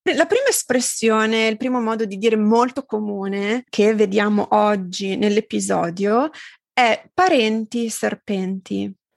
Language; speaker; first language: Italian; native; Italian